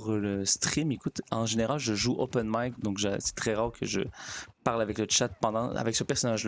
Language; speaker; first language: French; native; French